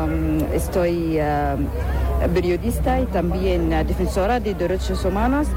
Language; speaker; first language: Spanish; non-native, learner; Arabic